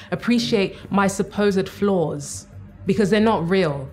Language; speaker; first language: English; native; English